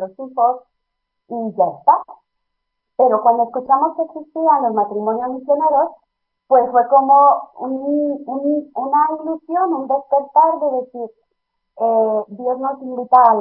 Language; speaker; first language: Spanish; native; Spanish